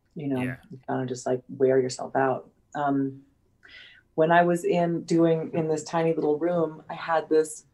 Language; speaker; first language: English; native; English